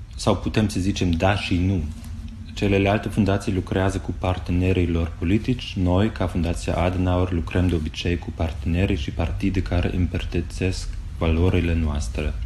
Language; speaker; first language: Romanian; non-native, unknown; German